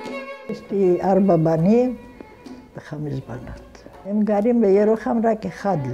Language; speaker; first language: Hebrew; non-native, fluent; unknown